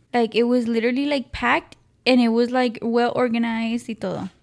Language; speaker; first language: English; early bilingual, other home language; Spanish